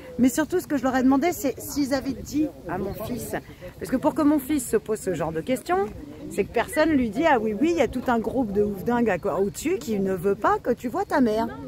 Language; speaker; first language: French; native; French